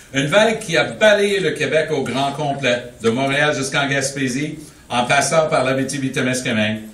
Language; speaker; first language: French; early bilingual, heritage; French